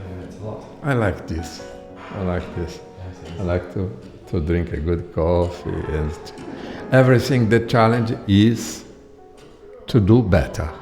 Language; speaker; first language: English; non-native, learner; Portuguese